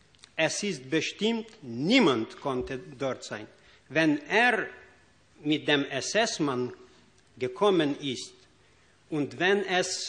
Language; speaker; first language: German; non-native, fluent; Ukrainian